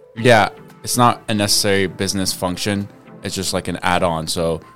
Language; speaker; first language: English; early bilingual, other home language; Arabic